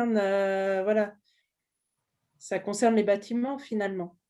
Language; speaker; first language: French; native; French